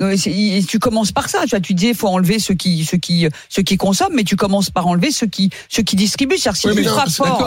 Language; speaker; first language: French; native; French